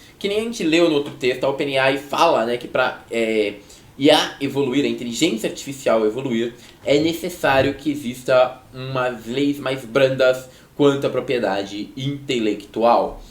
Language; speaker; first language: Portuguese; native; Portuguese